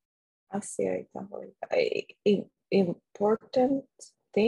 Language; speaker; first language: Finnish; non-native, learner; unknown